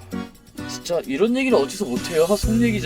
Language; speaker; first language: Korean; native; Korean